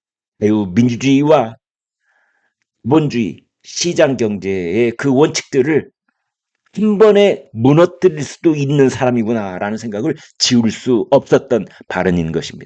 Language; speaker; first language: Korean; native; Korean